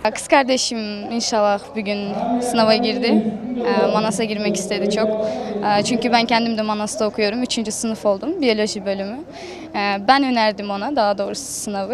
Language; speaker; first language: Turkish; early bilingual, heritage; Turkish